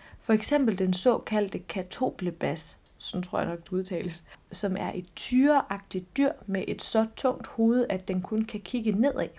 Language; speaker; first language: Danish; native; Danish